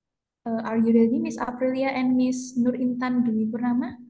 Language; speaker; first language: English; non-native, fluent; Indonesian